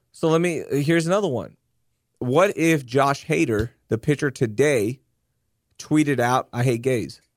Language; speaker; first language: English; early bilingual, other home language; Urdu